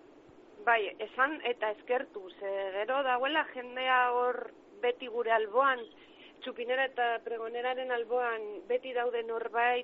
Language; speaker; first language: Basque; non-native, local second language; Spanish